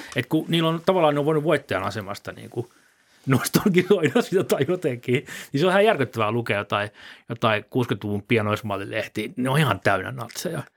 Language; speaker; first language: Finnish; native; Finnish